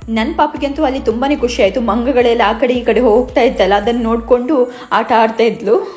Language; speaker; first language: Kannada; non-native, local second language; Tulu